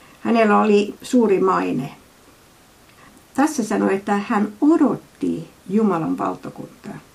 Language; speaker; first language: Finnish; non-native, fluent; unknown